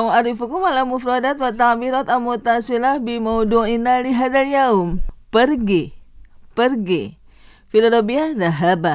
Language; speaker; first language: Arabic; non-native, fluent; Indonesian